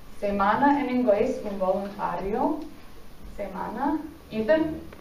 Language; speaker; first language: Spanish; non-native, fluent; English